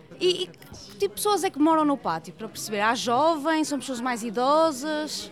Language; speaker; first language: Portuguese; native; Portuguese